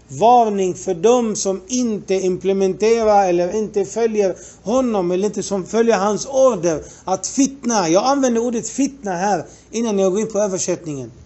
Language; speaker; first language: Swedish; non-native, fluent; Arabic